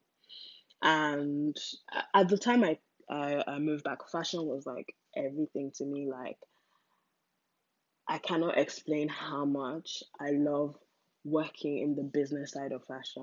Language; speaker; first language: English; non-native, local second language; Yoruba